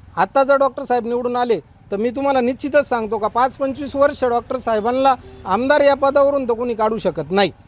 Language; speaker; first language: Marathi; native; Marathi